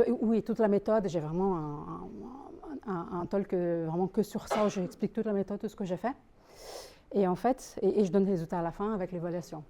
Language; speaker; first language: French; non-native, fluent; Portuguese